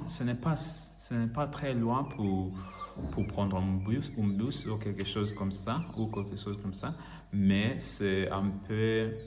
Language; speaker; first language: French; non-native, learner; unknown